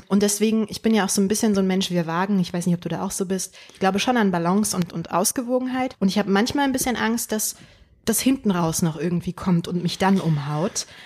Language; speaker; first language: German; early bilingual, other home language; Polish